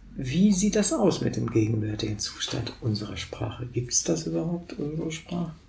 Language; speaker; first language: German; native; German